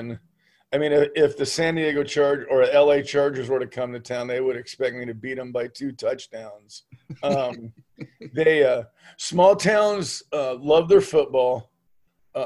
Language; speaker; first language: English; native; English